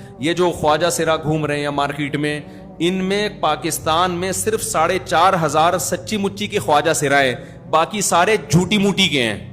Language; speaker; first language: Urdu; native; Urdu